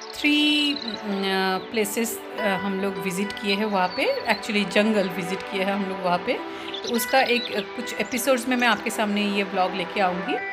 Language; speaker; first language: Hindi; non-native, local second language; Bangla